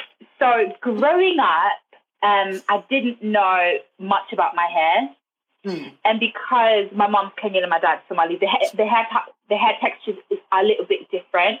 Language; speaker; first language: English; non-native, fluent; German